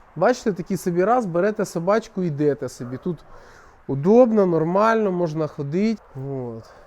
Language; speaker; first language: Ukrainian; non-native, local second language; Russian